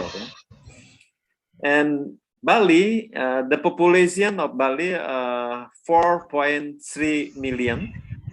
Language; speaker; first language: English; non-native, learner; Indonesian